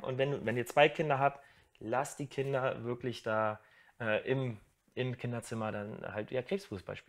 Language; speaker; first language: German; native; German